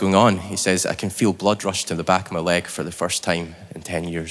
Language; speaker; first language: English; native; English